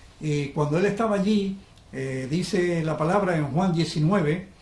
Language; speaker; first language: Spanish; native; Spanish